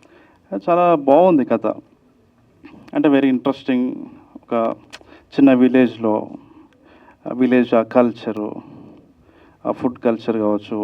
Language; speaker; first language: Telugu; native; Telugu